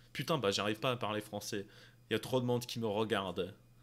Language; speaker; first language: French; non-native, fluent; English